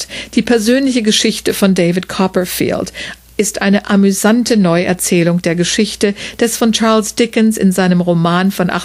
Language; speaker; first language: German; native; German